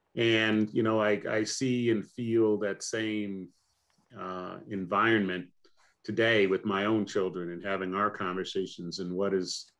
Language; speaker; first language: English; native; English